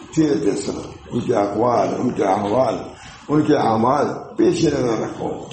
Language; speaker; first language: Urdu; native; Urdu